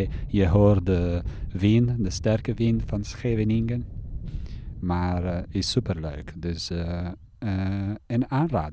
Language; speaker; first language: Dutch; non-native, fluent; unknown